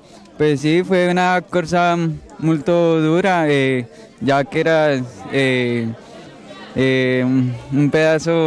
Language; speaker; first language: Italian; non-native, learner; Spanish